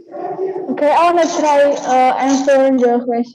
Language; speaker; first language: English; non-native, learner; Indonesian